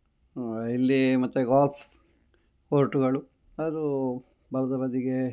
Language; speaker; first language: Kannada; native; Kannada